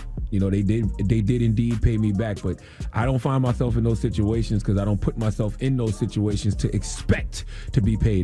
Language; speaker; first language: English; native; English